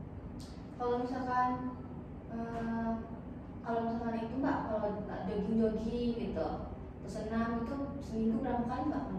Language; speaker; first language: Indonesian; native; Indonesian